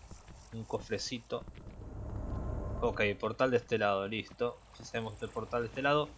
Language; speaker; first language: Spanish; native; Spanish